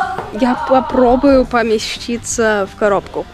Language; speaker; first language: Russian; early bilingual, heritage; Russian